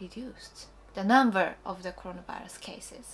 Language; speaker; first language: English; non-native, learner; Japanese